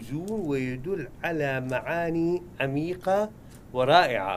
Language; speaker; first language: Arabic; native; Arabic